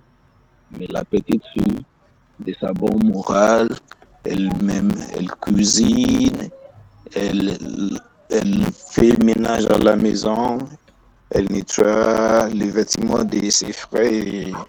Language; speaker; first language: French; non-native, learner; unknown